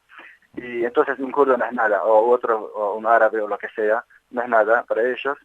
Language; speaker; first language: Spanish; non-native, fluent; Kurdish